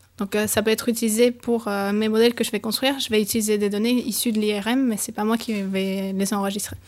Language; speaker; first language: French; non-native, fluent; Spanish